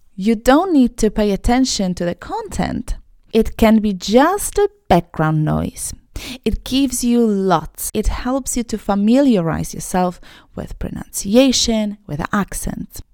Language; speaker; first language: English; non-native, fluent; Polish